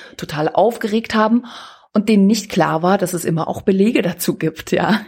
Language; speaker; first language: German; early bilingual, other home language; Swiss German